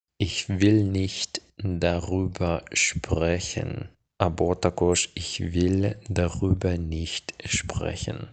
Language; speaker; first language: German; non-native, fluent; Ukrainian